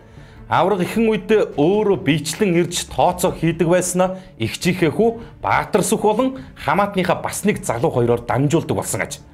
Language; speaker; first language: Mongolian; native; Mongolian